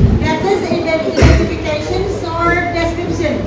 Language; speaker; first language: English; non-native, fluent; Indonesian